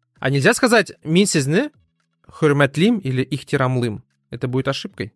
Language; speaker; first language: Russian; native; Russian